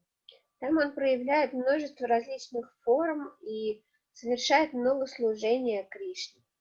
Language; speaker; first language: Russian; native; Russian